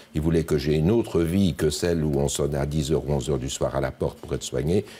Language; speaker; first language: French; native; French